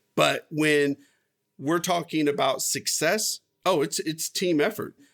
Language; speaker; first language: English; native; English